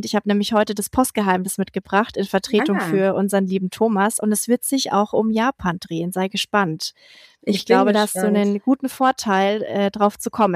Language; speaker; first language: German; native; German